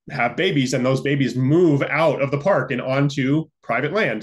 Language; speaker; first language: English; native; English